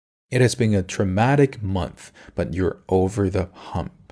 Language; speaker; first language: English; non-native, fluent; Chinese